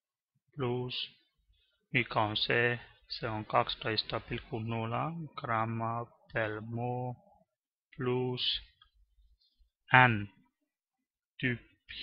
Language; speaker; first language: Finnish; non-native, learner; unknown